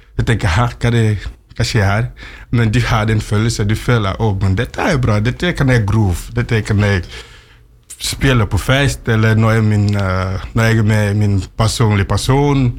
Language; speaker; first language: Norwegian; non-native, fluent; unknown